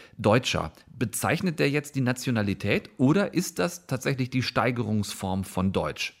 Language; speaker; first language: German; native; German